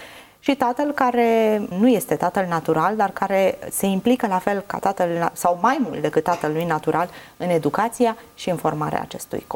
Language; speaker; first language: Romanian; native; Romanian